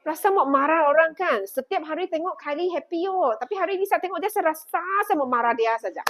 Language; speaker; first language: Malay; non-native, local second language; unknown